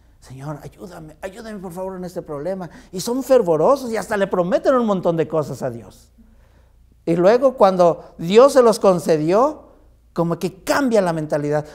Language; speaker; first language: Spanish; native; Spanish